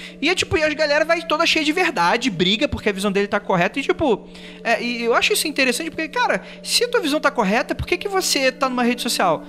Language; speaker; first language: Portuguese; native; Portuguese